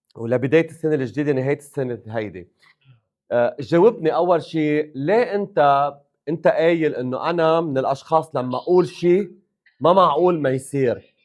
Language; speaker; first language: Arabic; native; Arabic